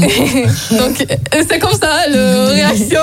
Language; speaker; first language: French; non-native, learner; Azerbaijani